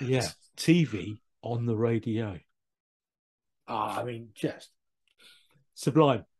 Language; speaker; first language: English; native; English